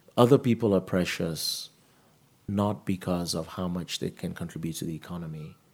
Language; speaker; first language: English; non-native, local second language; Yoruba